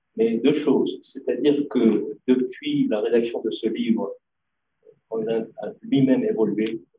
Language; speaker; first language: French; non-native, local second language; Arabic